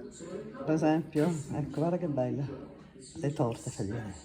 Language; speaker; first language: Italian; native; Italian